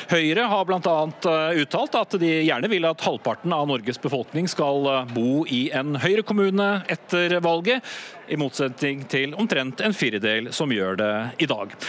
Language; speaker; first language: Norwegian; native; Norwegian